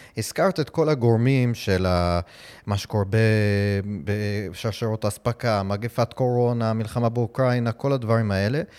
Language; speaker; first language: Hebrew; non-native, fluent; English